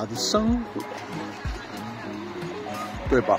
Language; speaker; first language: Chinese; non-native, fluent; English